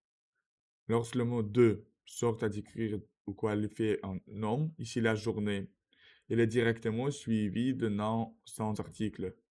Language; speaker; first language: French; non-native, learner; Russian